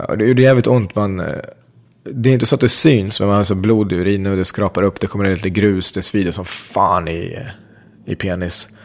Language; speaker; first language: Swedish; early bilingual, other home language; Central Kurdish